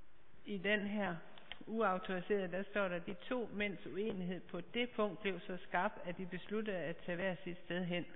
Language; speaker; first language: Danish; native; Danish